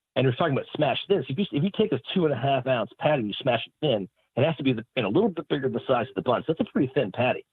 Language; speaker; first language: English; native; English